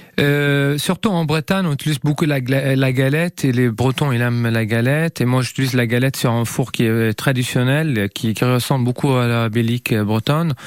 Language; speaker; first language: French; non-native, local second language; Arabic